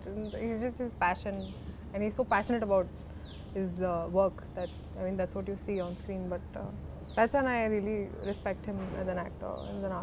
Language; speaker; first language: Telugu; non-native, learner; Hindi